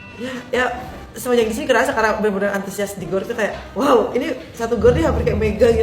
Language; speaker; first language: Indonesian; native; Indonesian